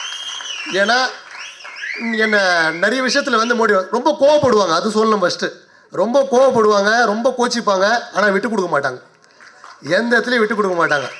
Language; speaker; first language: Tamil; native; Tamil